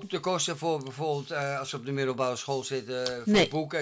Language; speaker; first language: Dutch; native; Dutch